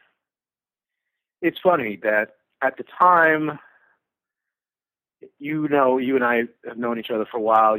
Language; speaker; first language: English; native; English